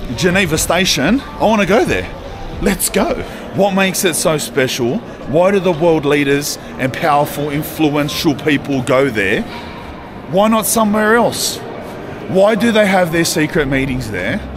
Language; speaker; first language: English; native; English